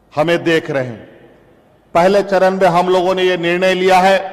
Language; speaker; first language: Hindi; native; Hindi